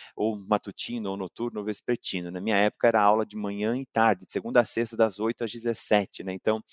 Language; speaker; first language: Portuguese; native; Portuguese